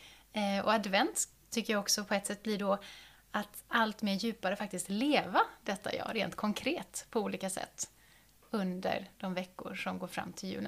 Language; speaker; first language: Swedish; native; Swedish